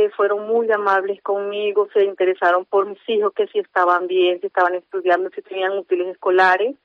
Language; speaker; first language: Spanish; native; Spanish